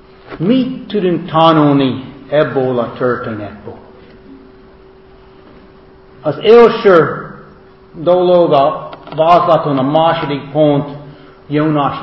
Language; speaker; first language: Hungarian; non-native, fluent; English